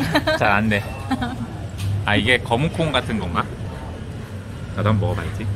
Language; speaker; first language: Korean; native; Korean